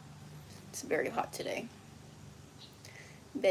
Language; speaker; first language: English; native; English